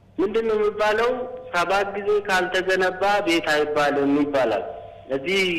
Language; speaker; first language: Amharic; non-native, local second language; Oromo